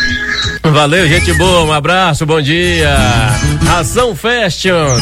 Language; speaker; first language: Portuguese; native; Portuguese